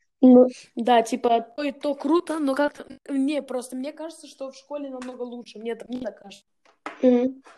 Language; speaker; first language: Russian; early bilingual, heritage; Russian